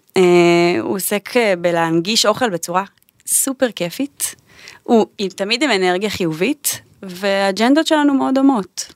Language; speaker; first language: Hebrew; native; Hebrew